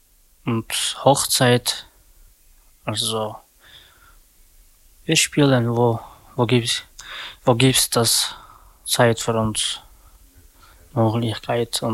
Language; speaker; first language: German; non-native, learner; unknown